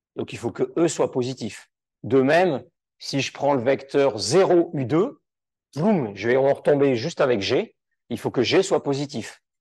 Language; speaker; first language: French; native; French